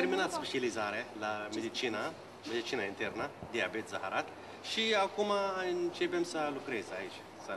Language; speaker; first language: Romanian; non-native, learner; Arabic